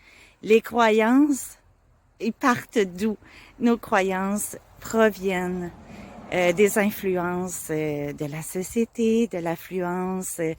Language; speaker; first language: French; native; French